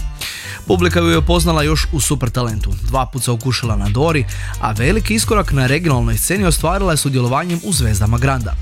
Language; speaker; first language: Croatian; native; Croatian